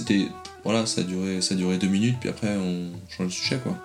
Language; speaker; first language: French; native; French